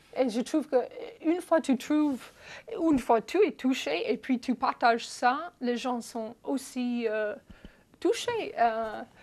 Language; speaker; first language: French; non-native, fluent; English